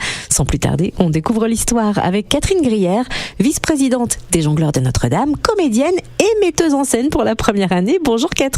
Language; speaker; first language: French; native; French